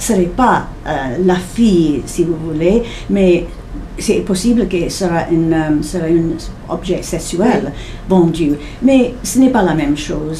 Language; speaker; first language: French; non-native, fluent; English